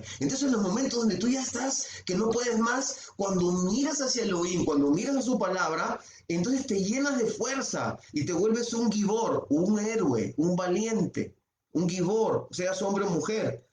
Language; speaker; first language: Spanish; native; Spanish